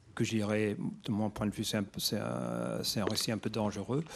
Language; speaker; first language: French; non-native, fluent; English